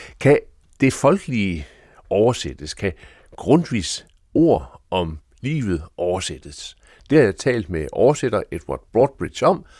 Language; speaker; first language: Danish; native; Danish